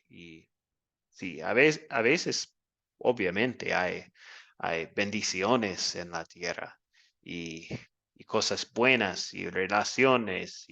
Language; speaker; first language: Spanish; non-native, fluent; English